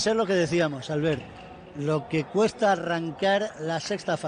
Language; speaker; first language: Spanish; native; Spanish